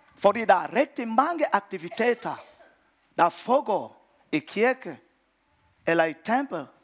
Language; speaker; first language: Danish; non-native, fluent; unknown